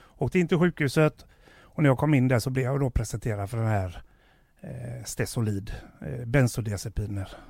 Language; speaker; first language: Swedish; native; Swedish